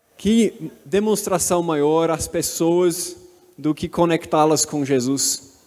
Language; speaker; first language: Portuguese; non-native, fluent; English